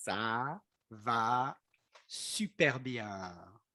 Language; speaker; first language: French; non-native, fluent; English